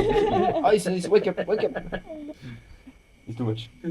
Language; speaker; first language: English; non-native, learner; French